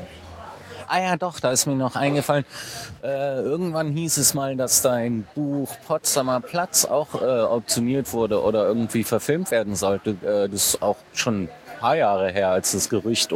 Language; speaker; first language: German; native; German